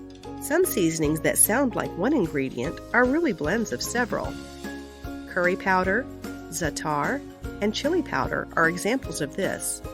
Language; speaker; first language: English; native; English